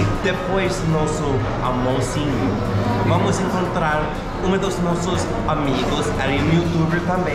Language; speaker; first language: Portuguese; non-native, learner; English